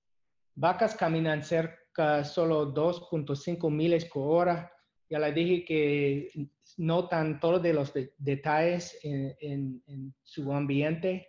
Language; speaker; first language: Spanish; non-native, learner; English